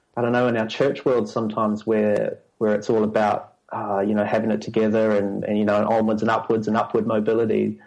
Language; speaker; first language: English; native; English